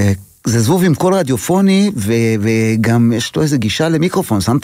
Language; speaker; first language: Hebrew; native; Hebrew